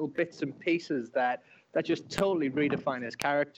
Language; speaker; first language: English; native; English